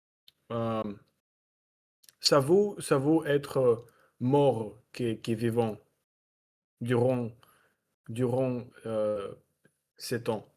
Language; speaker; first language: French; non-native, learner; Russian